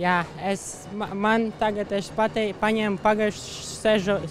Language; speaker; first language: Latvian; non-native, local second language; Russian